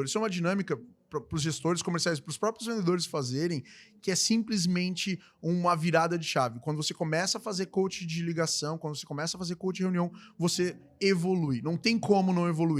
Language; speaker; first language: Portuguese; native; Portuguese